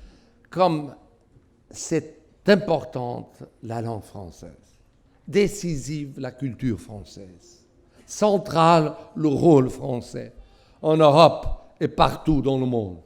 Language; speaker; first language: French; non-native, fluent; Portuguese